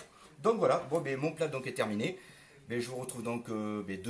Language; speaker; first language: French; native; French